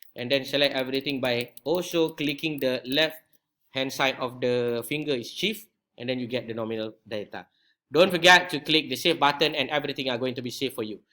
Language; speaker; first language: English; non-native, local second language; Malay